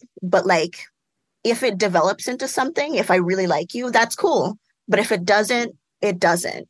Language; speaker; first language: English; native; English